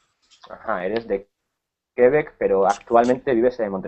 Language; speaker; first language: Spanish; native; Spanish